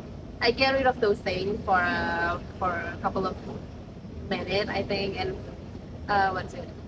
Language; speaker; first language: English; non-native, learner; Indonesian